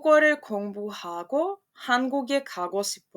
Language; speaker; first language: Korean; non-native, fluent; Serbian